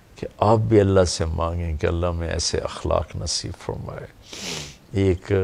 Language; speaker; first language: Urdu; non-native, local second language; Punjabi